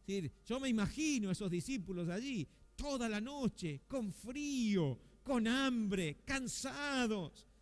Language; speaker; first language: Spanish; native; Spanish